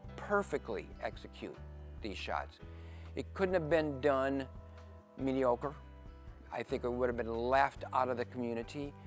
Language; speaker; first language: English; native; English